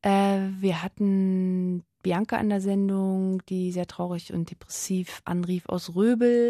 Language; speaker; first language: German; native; German